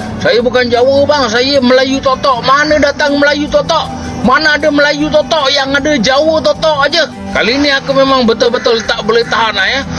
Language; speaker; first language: Malay; native; Malay